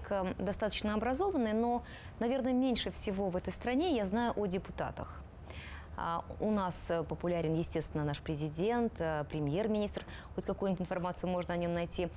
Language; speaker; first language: Russian; native; Russian